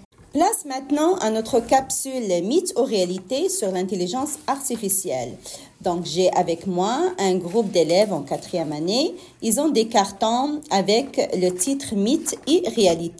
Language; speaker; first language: French; native; French